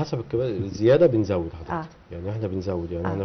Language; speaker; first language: Arabic; native; Arabic